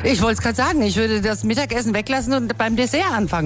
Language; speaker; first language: German; native; German